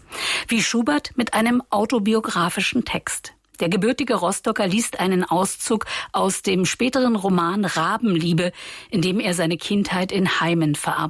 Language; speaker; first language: German; native; German